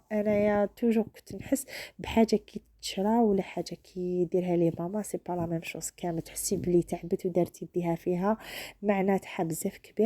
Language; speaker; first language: Arabic; native; Arabic